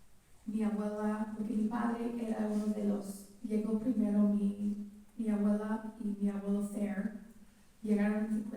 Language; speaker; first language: Spanish; early bilingual, heritage; English